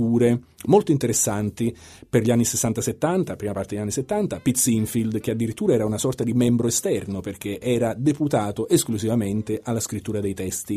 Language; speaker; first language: Italian; native; Italian